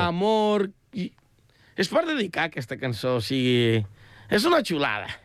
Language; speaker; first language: Catalan; early bilingual, other home language; Spanish